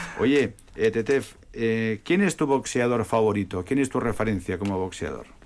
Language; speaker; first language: Spanish; native; Spanish